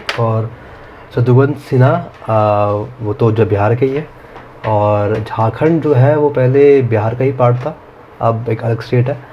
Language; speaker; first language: Hindi; native; Hindi